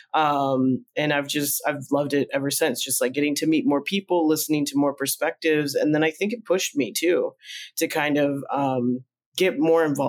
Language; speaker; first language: English; early bilingual, other home language; Spanish